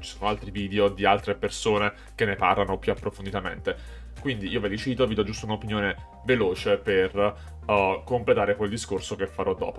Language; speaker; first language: Italian; native; Italian